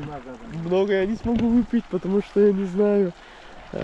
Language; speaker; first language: Russian; non-native, learner; Persian